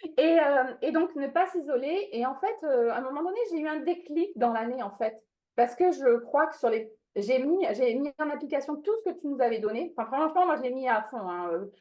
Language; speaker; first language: French; non-native, fluent; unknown